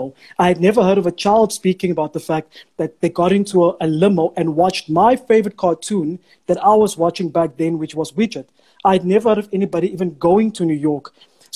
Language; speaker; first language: English; non-native, local second language; Afrikaans